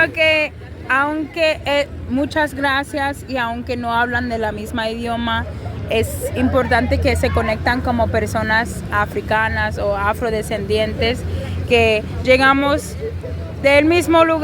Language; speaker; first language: Spanish; non-native, fluent; English